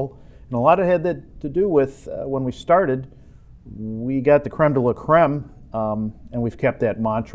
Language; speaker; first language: English; native; English